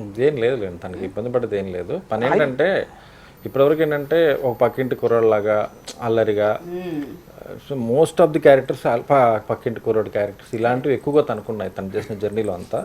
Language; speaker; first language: Telugu; native; Telugu